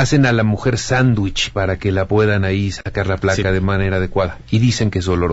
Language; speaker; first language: Spanish; native; Spanish